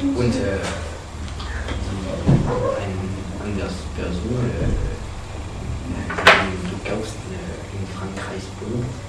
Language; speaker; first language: German; non-native, learner; French